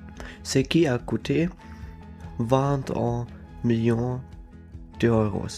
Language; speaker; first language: French; non-native, learner; German